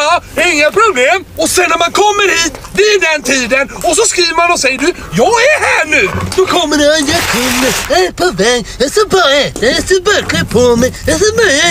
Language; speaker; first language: Swedish; non-native, fluent; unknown